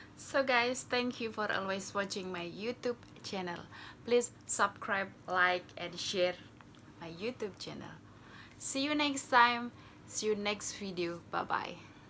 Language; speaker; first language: English; non-native, learner; Indonesian